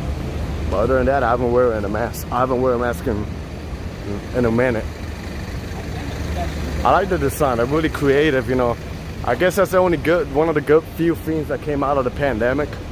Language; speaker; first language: English; non-native, local second language; Spanish